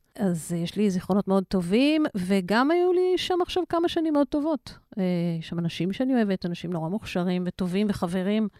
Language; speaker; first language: Hebrew; native; Hebrew